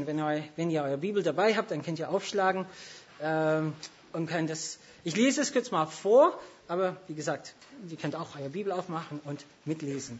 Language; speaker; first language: German; non-native, fluent; English